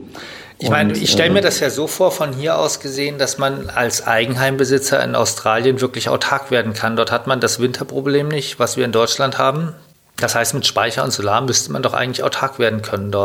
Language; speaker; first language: German; native; German